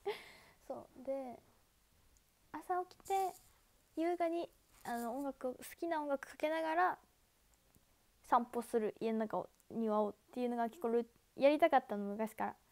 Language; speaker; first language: Japanese; native; Japanese